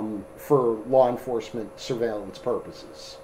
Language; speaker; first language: English; native; English